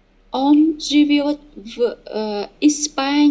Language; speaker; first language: Russian; non-native, learner; Vietnamese